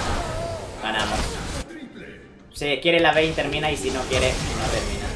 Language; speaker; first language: Spanish; native; Spanish